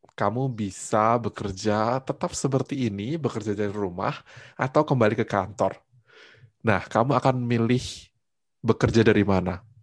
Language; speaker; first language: Indonesian; native; Indonesian